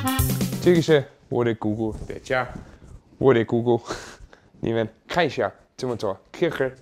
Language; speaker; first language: Chinese; non-native, learner; German